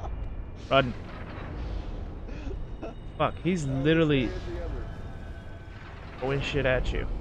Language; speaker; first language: English; native; English